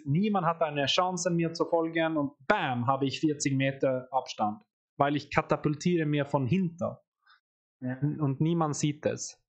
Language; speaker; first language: German; non-native, fluent; Swedish